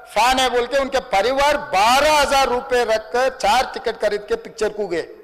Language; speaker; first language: Hindi; non-native, local second language; Telugu